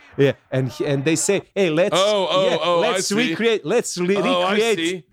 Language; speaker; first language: English; non-native, learner; Serbian